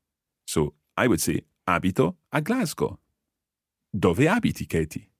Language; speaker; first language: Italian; non-native, fluent; English